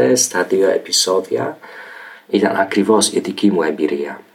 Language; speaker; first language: Greek; non-native, fluent; Polish